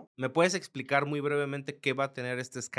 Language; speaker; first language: Spanish; native; Spanish